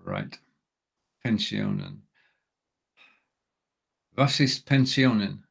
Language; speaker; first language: German; non-native, learner; English